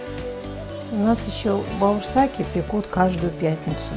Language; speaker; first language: Russian; native; Russian